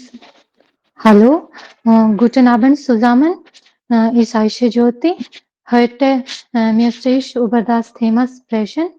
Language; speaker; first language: German; non-native, learner; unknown